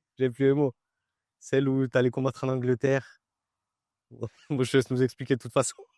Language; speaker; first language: French; native; French